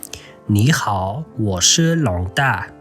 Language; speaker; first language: Chinese; non-native, learner; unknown